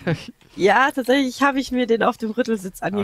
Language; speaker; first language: German; native; German